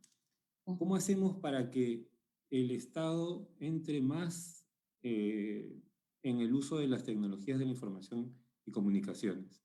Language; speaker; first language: Spanish; native; Spanish